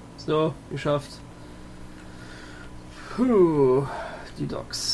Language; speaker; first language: German; native; German